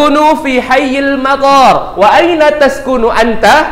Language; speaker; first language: Arabic; non-native, fluent; Indonesian